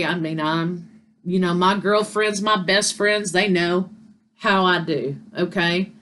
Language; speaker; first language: English; native; English